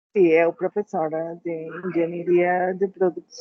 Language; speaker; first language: Portuguese; non-native, learner; Spanish